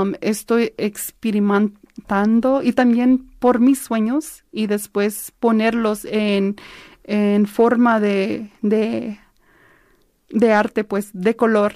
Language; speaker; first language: Spanish; early bilingual, heritage; Spanish